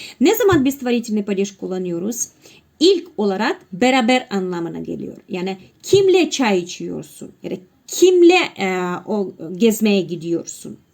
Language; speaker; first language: Turkish; non-native, fluent; Russian